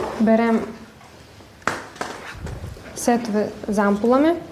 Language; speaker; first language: Ukrainian; early bilingual, heritage; Ukrainian